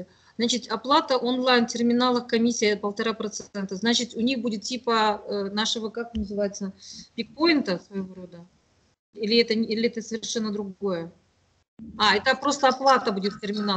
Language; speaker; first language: Russian; native; Russian